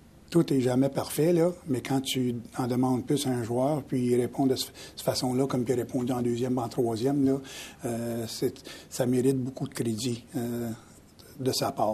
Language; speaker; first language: French; native; French